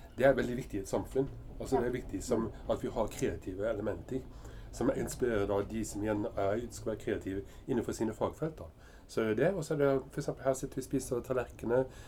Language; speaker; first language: Norwegian; early bilingual, heritage; Norwegian